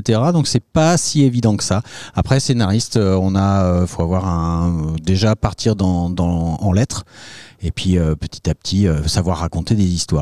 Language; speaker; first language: French; native; French